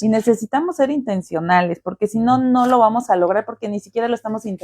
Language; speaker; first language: Spanish; native; Spanish